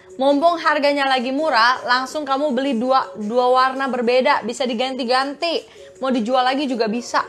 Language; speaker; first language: Indonesian; native; Indonesian